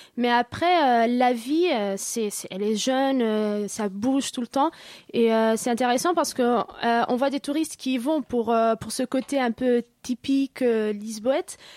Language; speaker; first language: French; non-native, fluent; Portuguese